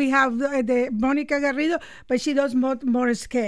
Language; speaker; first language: English; non-native, fluent; Spanish